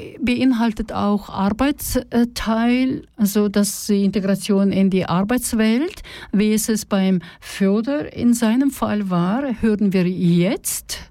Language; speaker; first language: German; non-native, fluent; Russian